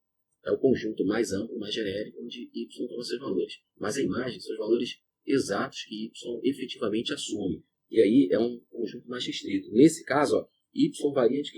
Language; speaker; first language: Portuguese; native; Portuguese